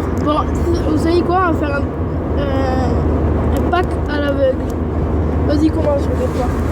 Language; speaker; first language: French; native; French